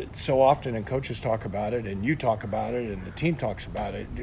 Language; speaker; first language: English; native; English